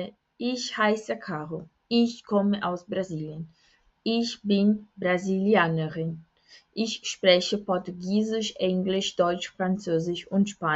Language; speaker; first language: German; non-native, fluent; Portuguese